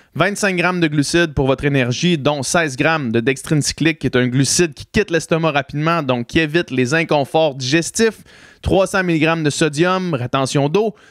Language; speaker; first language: French; native; French